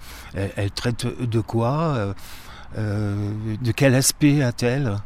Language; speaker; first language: French; native; French